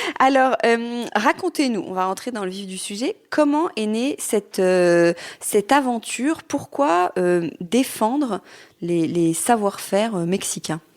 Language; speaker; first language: French; native; French